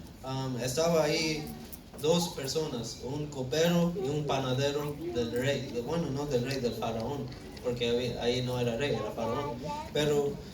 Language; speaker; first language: Spanish; early bilingual, heritage; Spanish